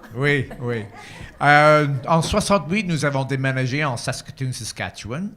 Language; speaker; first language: French; non-native, local second language; English